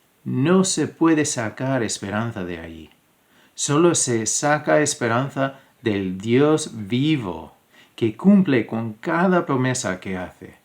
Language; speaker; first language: Spanish; non-native, fluent; English